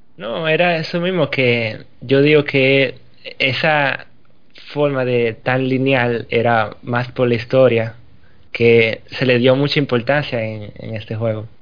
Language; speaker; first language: Spanish; native; Spanish